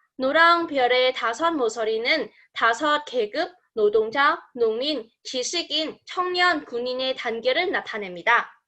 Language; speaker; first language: Korean; non-native, fluent; Vietnamese